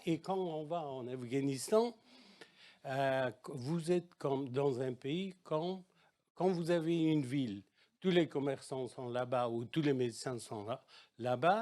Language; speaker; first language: French; non-native, fluent; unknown